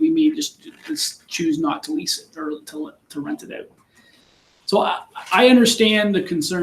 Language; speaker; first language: English; native; English